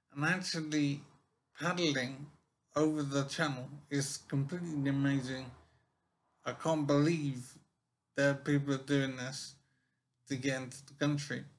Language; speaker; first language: English; native; English